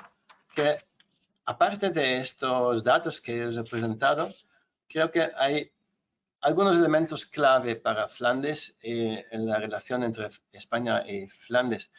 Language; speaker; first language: Spanish; non-native, fluent; Dutch